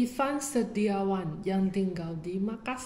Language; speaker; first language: Indonesian; non-native, fluent; Chinese